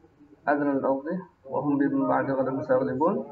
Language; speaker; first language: Arabic; non-native, fluent; Urdu